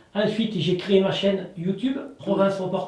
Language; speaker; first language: French; native; French